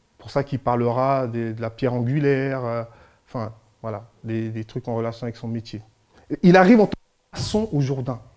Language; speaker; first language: French; early bilingual, other home language; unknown